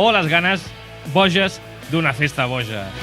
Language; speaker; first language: Catalan; native; Catalan